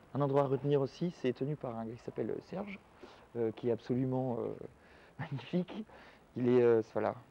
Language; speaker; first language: French; native; French